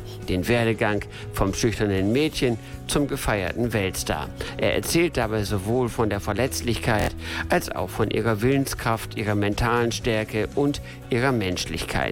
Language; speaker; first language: German; native; German